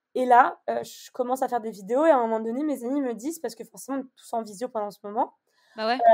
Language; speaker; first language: French; native; French